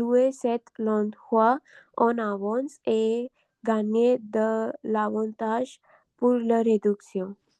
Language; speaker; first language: French; non-native, learner; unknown